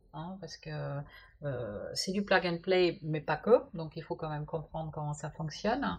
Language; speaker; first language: French; non-native, fluent; German